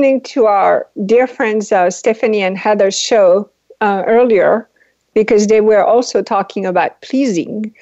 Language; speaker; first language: English; non-native, fluent; French